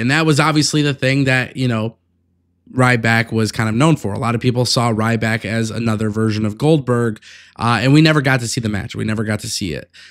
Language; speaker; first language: English; native; English